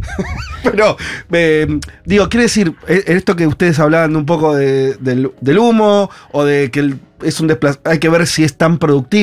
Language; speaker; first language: Spanish; native; Spanish